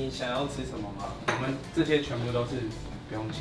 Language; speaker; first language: Chinese; native; Chinese